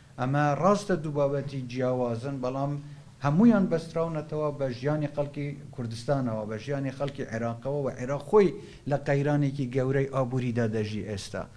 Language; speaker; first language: Central Kurdish; non-native, local second language; Kurdish